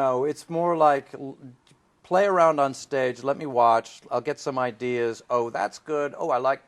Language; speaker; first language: English; native; English